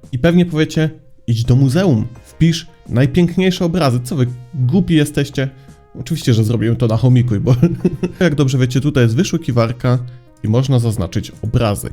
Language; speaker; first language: Polish; native; Polish